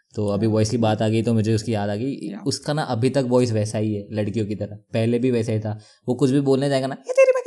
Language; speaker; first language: Hindi; non-native, local second language; Marathi